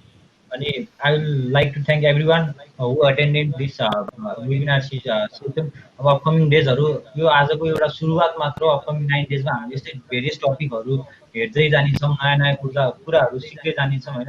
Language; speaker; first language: Nepali; native; Nepali